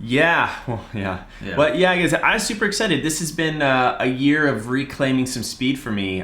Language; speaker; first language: English; native; English